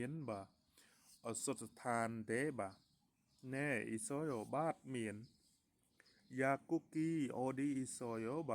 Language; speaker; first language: Korean; non-native, learner; Khmer